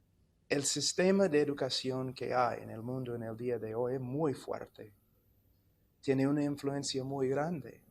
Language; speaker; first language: Spanish; non-native, fluent; English